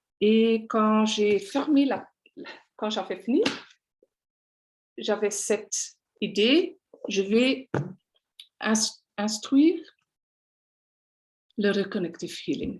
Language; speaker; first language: French; non-native, local second language; Dutch